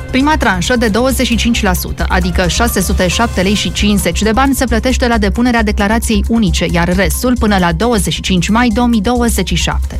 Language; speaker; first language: Romanian; native; Romanian